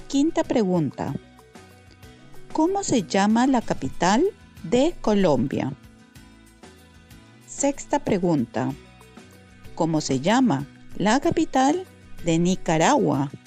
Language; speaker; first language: Spanish; non-native, fluent; Norwegian